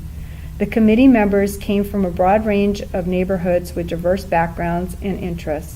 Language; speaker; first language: English; native; English